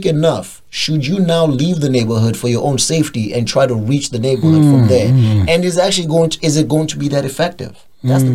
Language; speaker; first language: English; non-native, local second language; Zulu